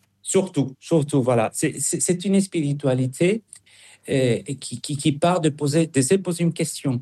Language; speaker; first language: French; non-native, fluent; Spanish